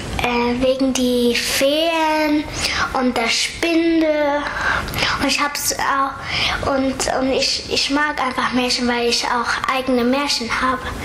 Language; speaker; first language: German; early bilingual, other home language; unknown